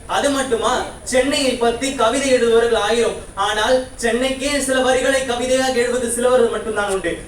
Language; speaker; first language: Tamil; native; Tamil